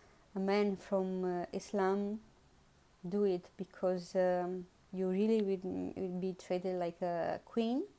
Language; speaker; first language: English; non-native, learner; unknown